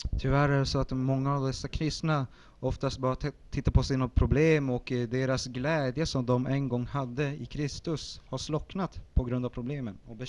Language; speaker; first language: Swedish; early bilingual, other home language; Spanish